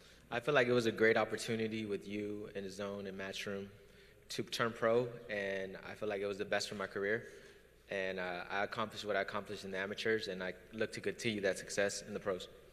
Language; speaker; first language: English; early bilingual, other home language; Spanish